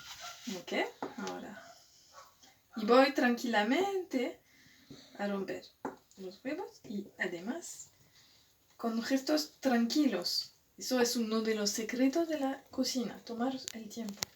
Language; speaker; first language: Spanish; non-native, fluent; French